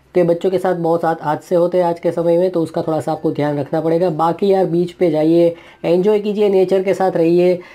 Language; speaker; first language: Hindi; non-native, local second language; Gujarati